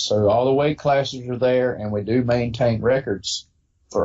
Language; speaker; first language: English; native; English